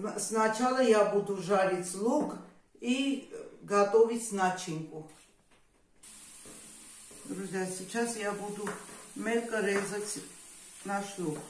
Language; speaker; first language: Russian; non-native, fluent; Armenian